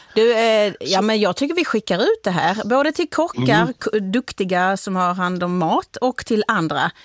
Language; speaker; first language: Swedish; native; Swedish